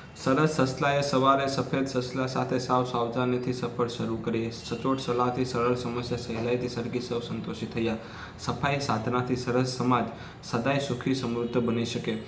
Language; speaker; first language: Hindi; non-native, local second language; Gujarati